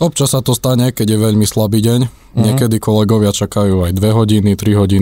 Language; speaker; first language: Slovak; non-native, fluent; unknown